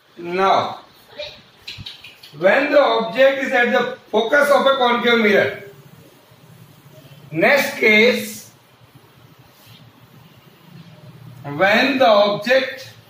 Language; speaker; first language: English; non-native, local second language; Hindi